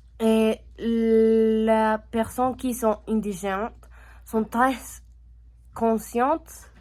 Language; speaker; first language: French; non-native, learner; Spanish